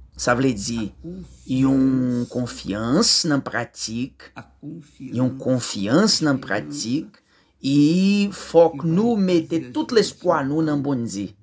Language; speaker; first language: Haitian Creole; non-native, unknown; Portuguese